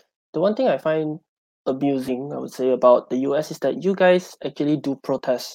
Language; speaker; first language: English; non-native, local second language; Chinese